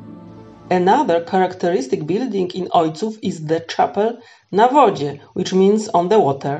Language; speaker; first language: English; non-native, fluent; Polish